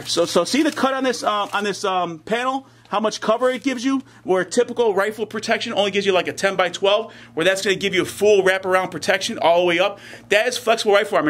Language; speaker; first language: English; native; English